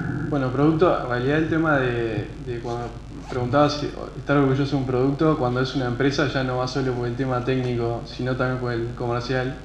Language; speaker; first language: Spanish; native; Spanish